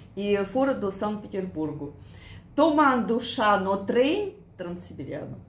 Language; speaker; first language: Portuguese; non-native, learner; Russian